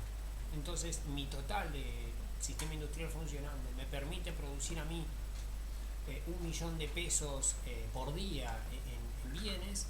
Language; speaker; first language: Spanish; native; Spanish